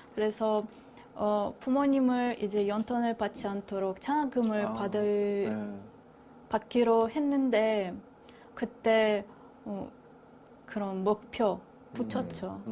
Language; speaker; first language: Korean; non-native, fluent; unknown